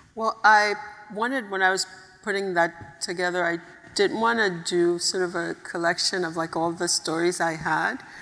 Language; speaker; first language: English; early bilingual, other home language; Haitian Creole